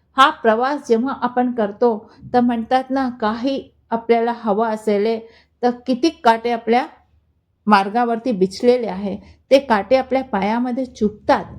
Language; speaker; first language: Marathi; non-native, local second language; Hindi